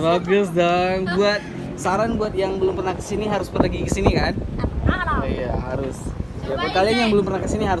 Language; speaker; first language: Indonesian; non-native, local second language; Minangkabau